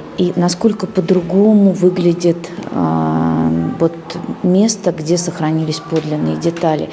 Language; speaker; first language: Russian; native; Russian